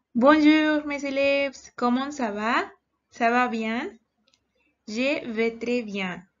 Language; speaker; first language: French; non-native, learner; Spanish